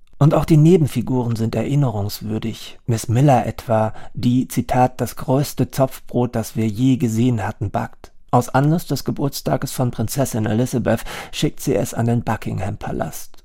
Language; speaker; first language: German; native; German